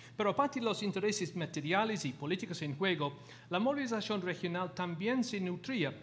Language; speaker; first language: Spanish; non-native, fluent; English